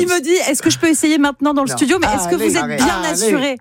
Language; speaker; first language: French; native; French